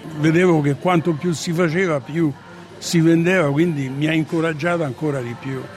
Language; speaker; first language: Italian; native; Italian